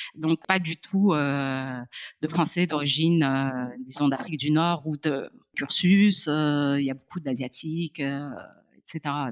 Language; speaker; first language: French; non-native, local second language; Arabic